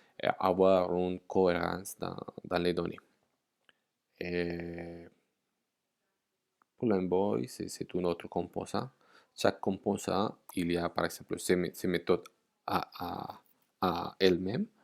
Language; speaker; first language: French; non-native, fluent; Spanish